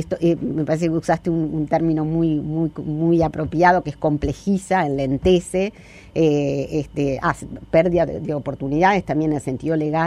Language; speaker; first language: Spanish; native; Spanish